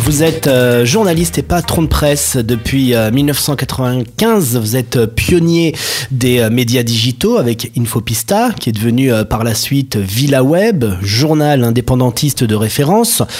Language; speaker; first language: French; native; French